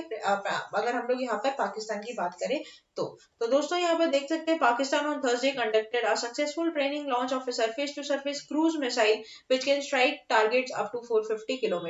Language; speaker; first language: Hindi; native; Hindi